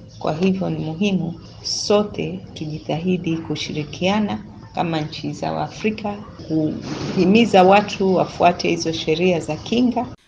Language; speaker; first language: Swahili; native; Swahili